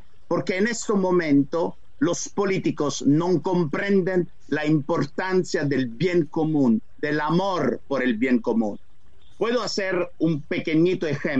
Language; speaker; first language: Spanish; non-native, fluent; Italian